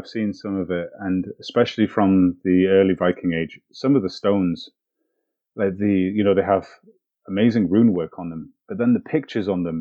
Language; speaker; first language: English; native; English